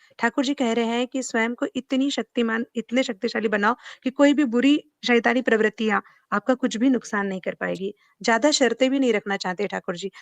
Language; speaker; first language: Hindi; non-native, local second language; Marathi